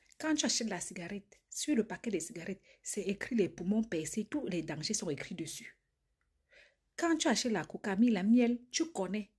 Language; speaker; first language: French; native; French